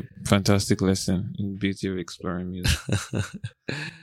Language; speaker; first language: English; non-native, local second language; Igbo